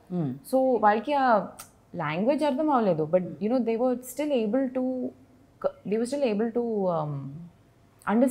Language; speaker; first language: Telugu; non-native, learner; Kannada